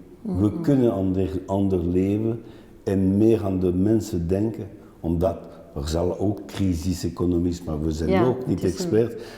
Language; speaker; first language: Dutch; non-native, local second language; French